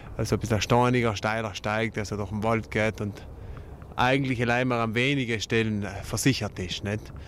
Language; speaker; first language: German; native; German